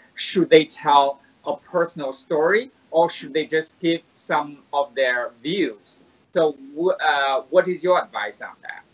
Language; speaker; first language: English; non-native, fluent; Chinese